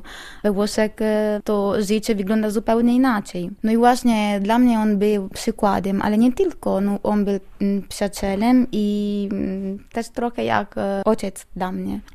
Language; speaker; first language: Polish; non-native, learner; Italian